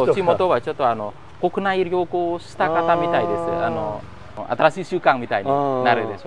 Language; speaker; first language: Japanese; non-native, fluent; Khmer